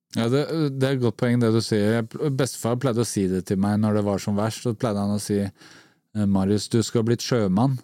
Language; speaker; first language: Norwegian; native; Norwegian